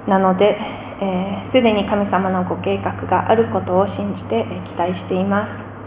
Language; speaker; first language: Japanese; non-native, fluent; English